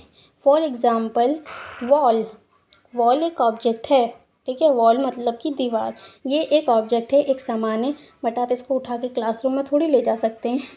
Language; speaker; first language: Hindi; native; Hindi